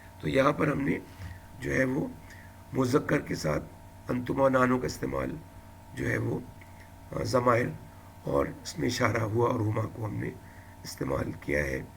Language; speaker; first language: Urdu; native; Urdu